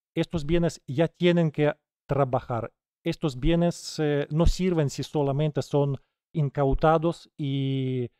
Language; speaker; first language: Spanish; non-native, fluent; Ukrainian